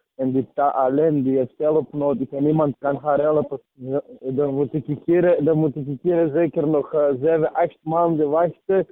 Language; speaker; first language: Dutch; early bilingual, other home language; Serbian